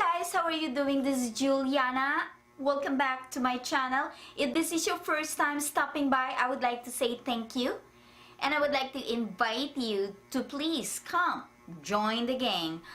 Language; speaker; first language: English; non-native, fluent; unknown